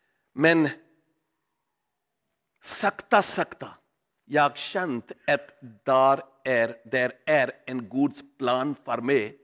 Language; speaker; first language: Swedish; non-native, learner; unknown